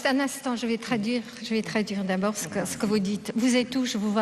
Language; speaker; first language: French; non-native, fluent; Russian